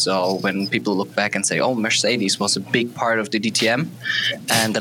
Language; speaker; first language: English; non-native, fluent; German